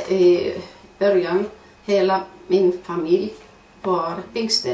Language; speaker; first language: Swedish; non-native, fluent; Finnish